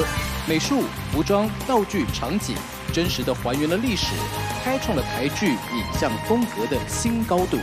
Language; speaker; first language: Chinese; native; Chinese